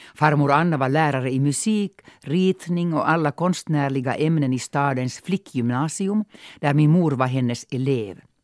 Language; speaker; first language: Swedish; non-native, local second language; Finnish